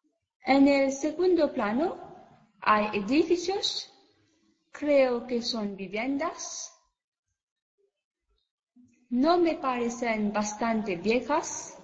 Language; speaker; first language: Spanish; non-native, learner; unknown